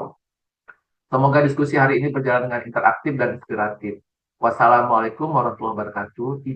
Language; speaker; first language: Indonesian; native; Indonesian